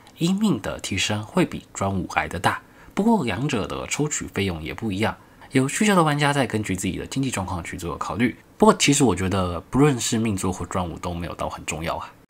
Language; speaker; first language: Chinese; native; Chinese